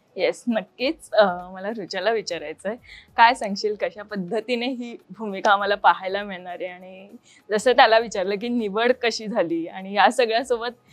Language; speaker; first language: Marathi; native; Marathi